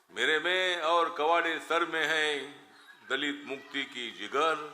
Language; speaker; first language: Hindi; non-native, local second language; Marathi